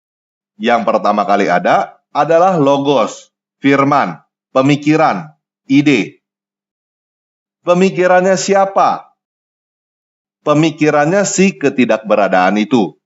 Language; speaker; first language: Indonesian; native; Indonesian